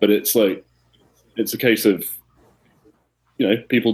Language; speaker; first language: English; native; English